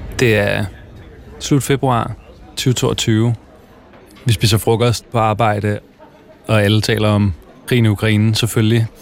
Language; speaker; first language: Danish; native; Danish